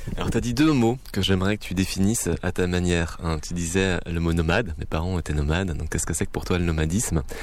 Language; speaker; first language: French; native; French